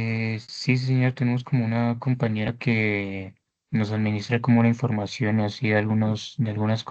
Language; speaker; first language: Spanish; native; Spanish